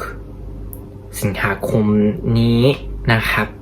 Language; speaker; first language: Thai; non-native, learner; Japanese